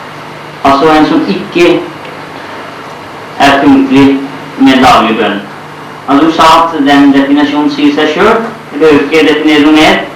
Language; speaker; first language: Norwegian; non-native, fluent; Urdu